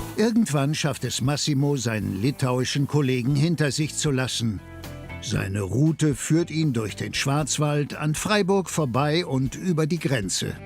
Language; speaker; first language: German; native; German